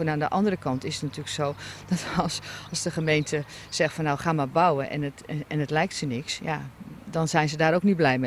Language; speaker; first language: Dutch; native; Dutch